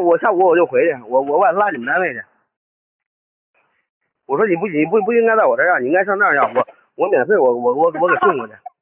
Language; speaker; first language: Chinese; native; Chinese